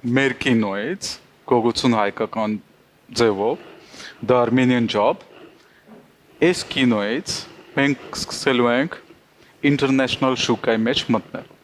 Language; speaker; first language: Armenian; non-native, fluent; Hindi